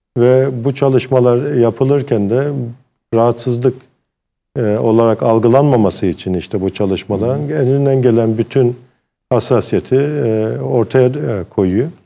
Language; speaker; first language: Turkish; early bilingual, heritage; Turkish